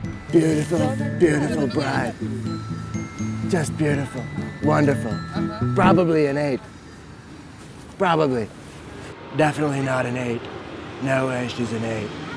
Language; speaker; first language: English; native; English